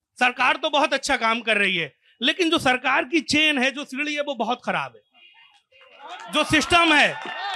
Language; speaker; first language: Hindi; native; Hindi